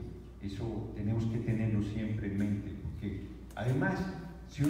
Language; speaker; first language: Spanish; native; Spanish